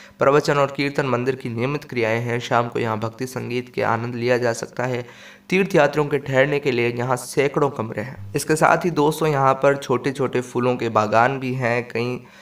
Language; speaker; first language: Hindi; native; Hindi